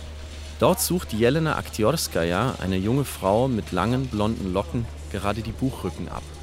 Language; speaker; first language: German; native; German